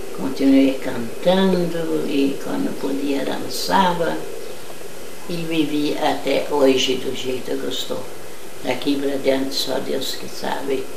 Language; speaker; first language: Portuguese; early bilingual, other home language; German